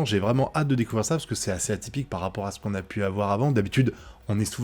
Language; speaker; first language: French; native; French